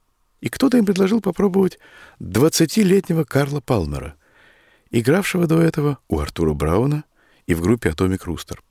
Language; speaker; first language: Russian; native; Russian